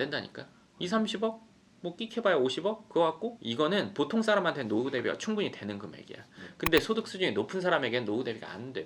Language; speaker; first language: Korean; native; Korean